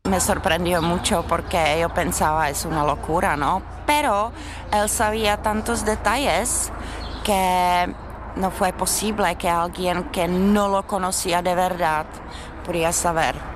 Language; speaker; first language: Spanish; non-native, fluent; Czech